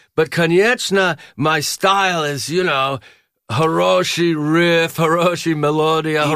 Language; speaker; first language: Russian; non-native, learner; English